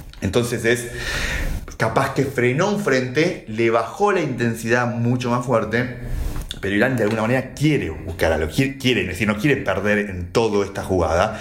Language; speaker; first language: Spanish; native; Spanish